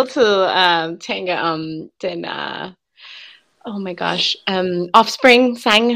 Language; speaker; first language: Danish; non-native, learner; English